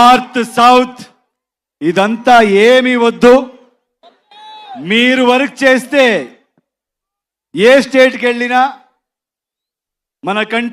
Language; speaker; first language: Telugu; non-native, local second language; Kannada